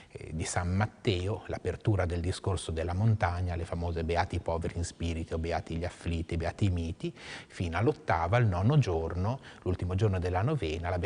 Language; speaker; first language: Italian; native; Italian